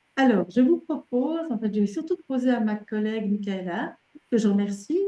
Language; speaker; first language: French; native; French